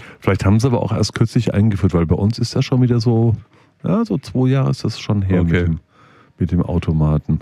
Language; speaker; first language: German; native; German